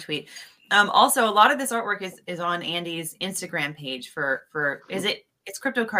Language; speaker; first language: English; native; English